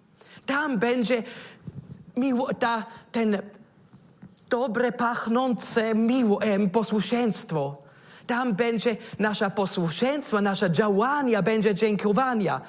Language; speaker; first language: Polish; non-native, learner; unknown